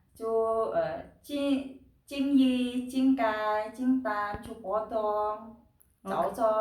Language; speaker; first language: Chinese; non-native, learner; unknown